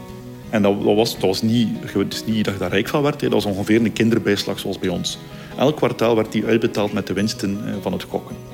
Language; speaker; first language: Dutch; native; Dutch